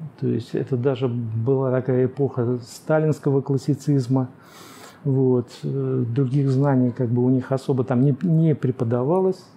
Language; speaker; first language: Russian; native; Russian